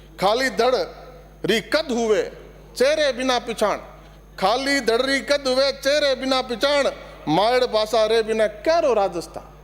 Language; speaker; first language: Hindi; non-native, local second language; Marwari